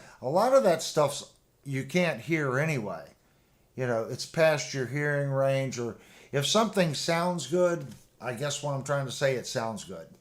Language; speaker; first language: English; native; English